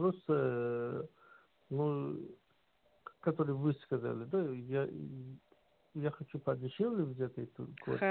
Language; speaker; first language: Russian; non-native, learner; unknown